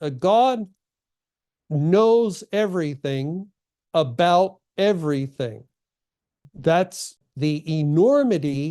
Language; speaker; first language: English; native; English